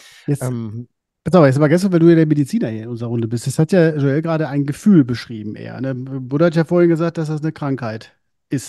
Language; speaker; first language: German; native; German